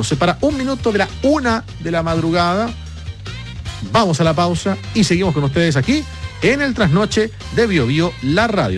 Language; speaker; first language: Spanish; native; Spanish